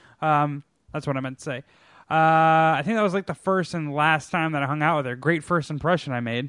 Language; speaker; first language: English; native; English